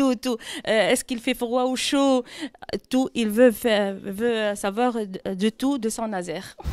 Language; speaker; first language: French; non-native, local second language; Arabic